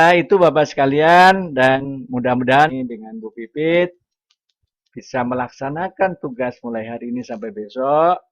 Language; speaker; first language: Indonesian; non-native, local second language; Sundanese